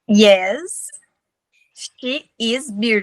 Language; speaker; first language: English; non-native, learner; Portuguese